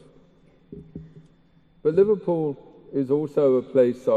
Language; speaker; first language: English; native; English